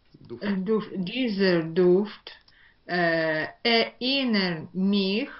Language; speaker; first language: German; non-native, learner; Ukrainian